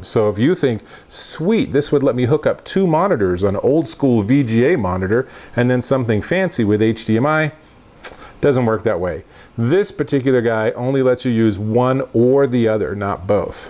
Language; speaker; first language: English; native; English